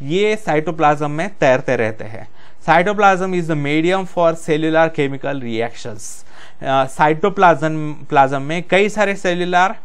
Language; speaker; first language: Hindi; non-native, local second language; Marathi